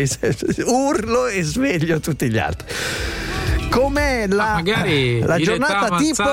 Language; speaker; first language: Italian; native; Italian